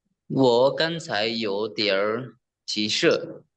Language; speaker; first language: Chinese; non-native, learner; Lao